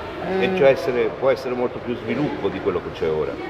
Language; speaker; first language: Italian; native; Italian